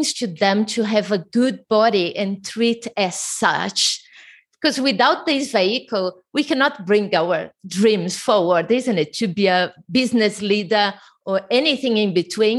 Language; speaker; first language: English; non-native, fluent; Portuguese